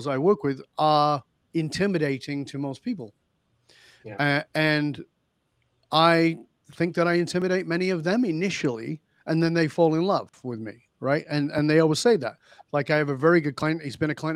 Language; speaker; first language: English; native; English